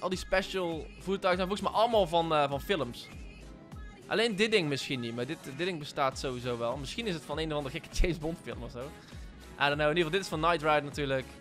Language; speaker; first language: Dutch; native; Dutch